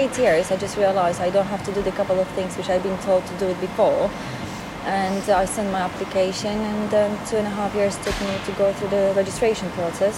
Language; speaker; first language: English; non-native, fluent; Polish